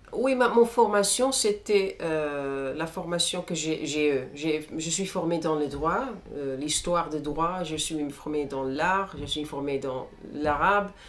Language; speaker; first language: French; non-native, fluent; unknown